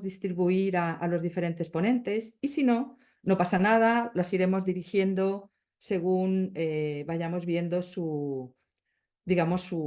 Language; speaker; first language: Spanish; native; Spanish